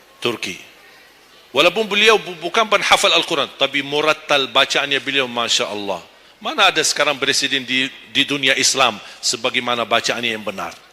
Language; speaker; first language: Malay; non-native, fluent; Arabic